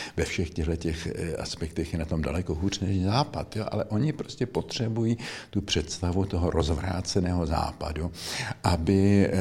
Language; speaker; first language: Czech; native; Czech